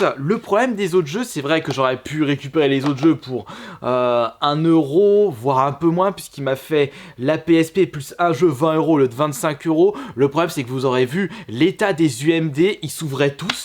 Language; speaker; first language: French; native; French